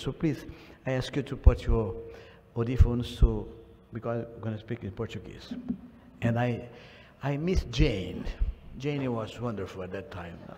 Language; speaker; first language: English; non-native, learner; Portuguese